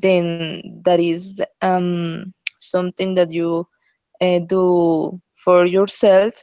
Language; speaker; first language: English; non-native, learner; Spanish